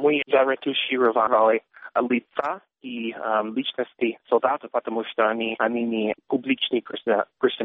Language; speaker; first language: Russian; non-native, learner; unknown